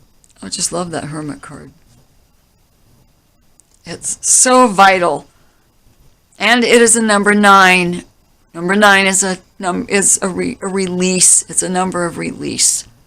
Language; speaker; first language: English; native; English